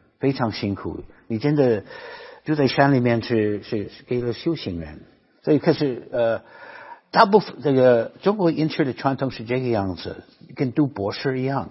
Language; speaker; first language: Chinese; non-native, fluent; English